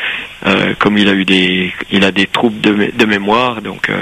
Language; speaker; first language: French; native; French